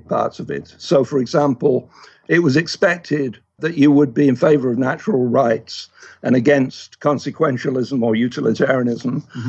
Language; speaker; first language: English; native; English